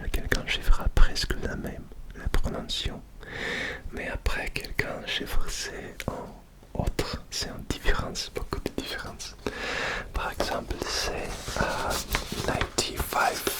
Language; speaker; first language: French; non-native, learner; Russian